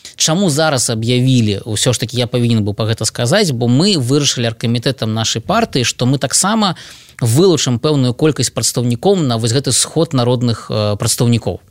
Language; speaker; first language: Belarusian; non-native, local second language; Russian